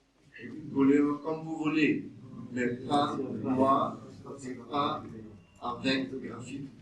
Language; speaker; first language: French; non-native, learner; German